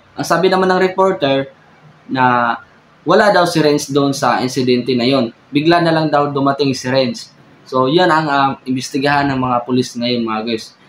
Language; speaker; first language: Filipino; non-native, local second language; Cebuano